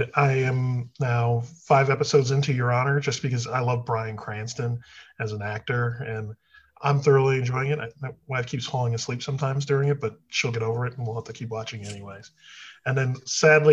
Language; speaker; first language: English; native; English